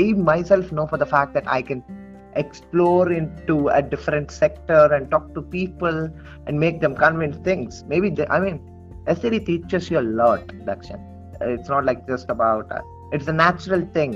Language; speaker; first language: English; non-native, local second language; Telugu